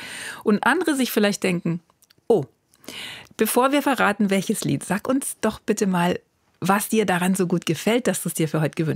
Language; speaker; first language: German; native; German